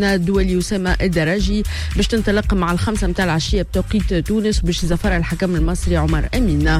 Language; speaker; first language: Arabic; native; Arabic